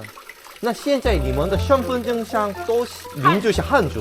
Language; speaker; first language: Chinese; non-native, fluent; Korean